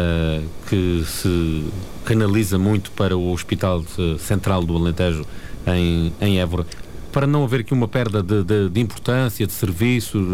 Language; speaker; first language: Portuguese; native; Portuguese